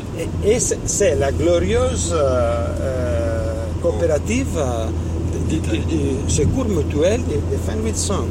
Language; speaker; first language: French; non-native, fluent; Italian